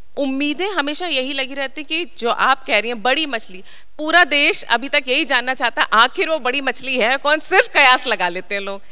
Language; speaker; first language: Hindi; native; Hindi